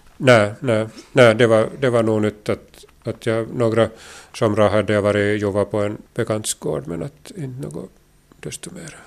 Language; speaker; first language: Swedish; native; Swedish